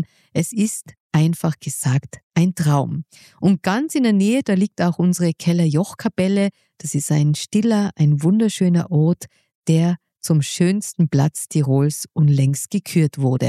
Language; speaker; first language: German; native; German